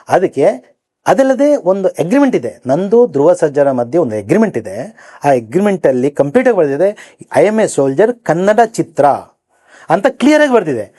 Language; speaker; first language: Kannada; native; Kannada